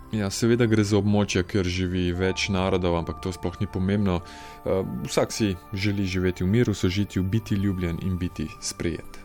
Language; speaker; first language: Slovenian; native; Slovenian